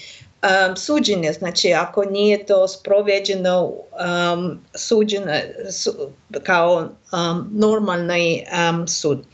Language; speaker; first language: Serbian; non-native, learner; Russian